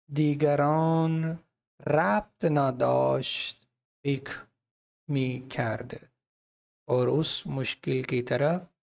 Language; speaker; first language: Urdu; non-native, local second language; Punjabi